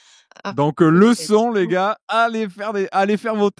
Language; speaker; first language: French; native; French